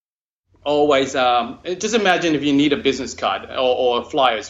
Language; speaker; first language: English; non-native, local second language; Cantonese